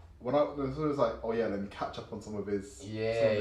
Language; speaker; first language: English; native; English